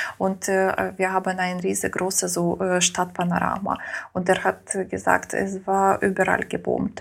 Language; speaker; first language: German; non-native, learner; Ukrainian